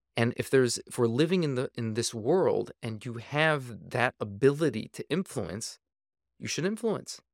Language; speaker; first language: English; native; English